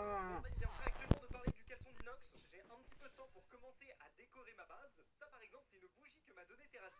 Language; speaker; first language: French; native; French